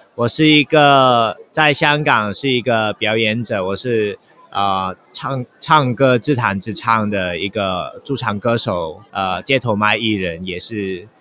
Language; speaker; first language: Chinese; non-native, local second language; Cantonese